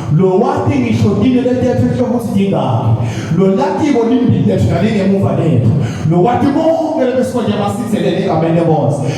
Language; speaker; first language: Zulu; non-native, local second language; Swati